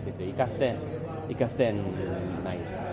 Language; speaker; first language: Spanish; non-native, learner; English